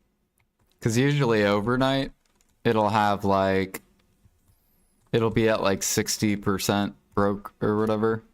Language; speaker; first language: English; native; English